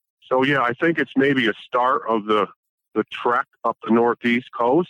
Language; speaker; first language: English; native; English